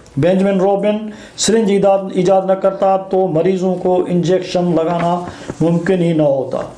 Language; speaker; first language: Urdu; non-native, local second language; Sindhi